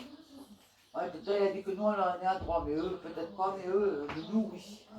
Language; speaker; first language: French; native; French